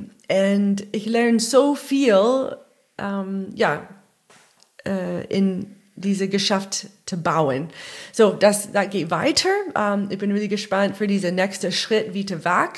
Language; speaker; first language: German; non-native, learner; English